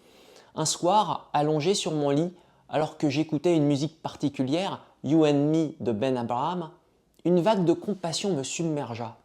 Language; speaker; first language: French; native; French